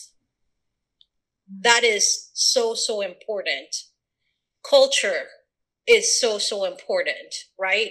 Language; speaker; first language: English; early bilingual, other home language; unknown